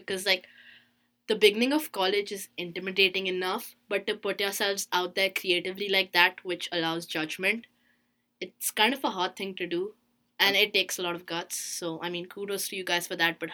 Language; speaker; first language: English; non-native, local second language; Hindi